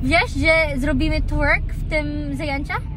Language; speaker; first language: Polish; non-native, learner; Cebuano